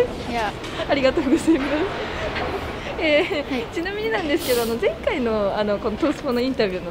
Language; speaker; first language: Japanese; native; Japanese